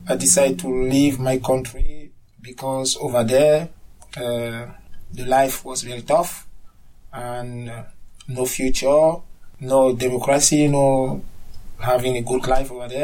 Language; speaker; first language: English; non-native, learner; French